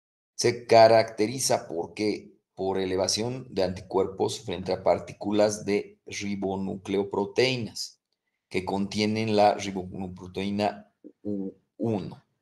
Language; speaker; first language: Spanish; native; Spanish